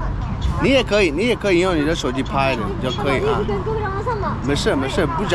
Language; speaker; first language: Chinese; non-native, learner; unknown